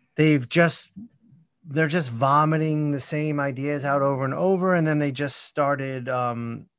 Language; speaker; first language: English; native; English